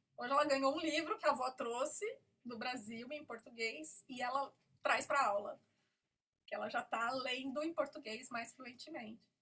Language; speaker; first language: Portuguese; native; Portuguese